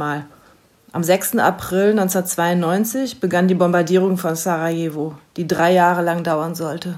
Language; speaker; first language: German; native; German